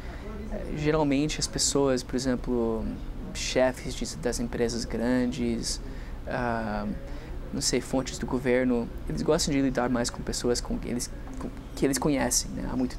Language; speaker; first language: Portuguese; non-native, fluent; English